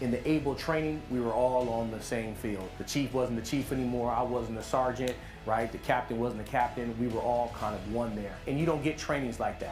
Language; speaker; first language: English; native; English